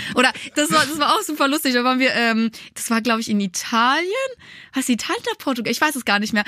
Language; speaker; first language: German; early bilingual, other home language; Polish